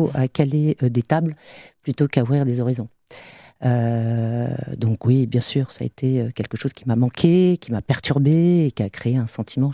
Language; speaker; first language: French; native; French